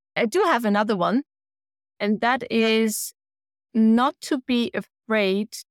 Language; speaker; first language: English; non-native, fluent; German